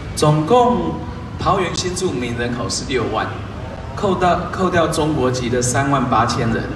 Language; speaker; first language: Chinese; native; Chinese